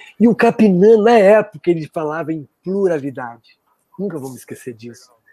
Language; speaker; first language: Portuguese; native; Portuguese